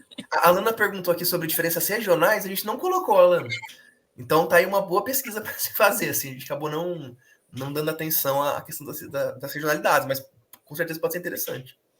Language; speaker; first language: Portuguese; native; Portuguese